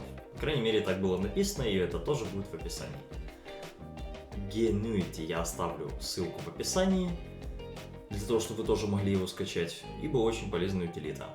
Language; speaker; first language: Russian; non-native, local second language; Ukrainian